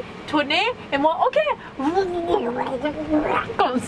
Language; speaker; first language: French; non-native, learner; Thai